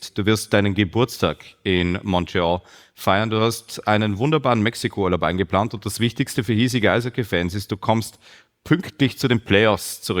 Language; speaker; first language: German; native; German